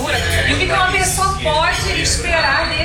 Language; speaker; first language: Spanish; non-native, learner; Portuguese